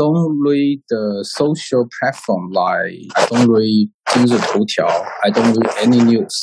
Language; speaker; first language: English; non-native, learner; Chinese